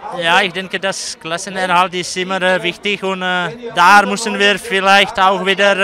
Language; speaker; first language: German; non-native, learner; Czech